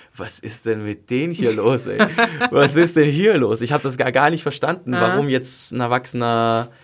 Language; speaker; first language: German; early bilingual, other home language; Greek